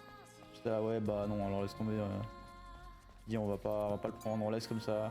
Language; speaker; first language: French; native; French